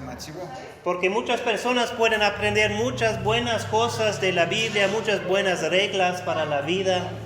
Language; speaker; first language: Spanish; non-native, fluent; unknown